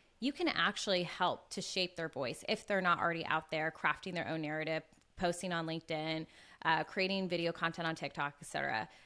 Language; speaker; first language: English; native; English